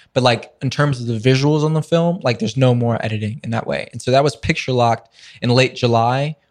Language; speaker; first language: English; native; English